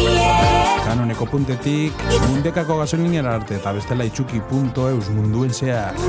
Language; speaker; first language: Basque; native; Basque